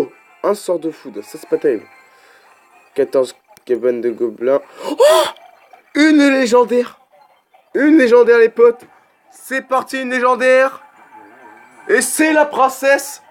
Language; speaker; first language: French; native; French